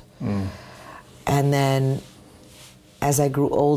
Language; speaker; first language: English; native; English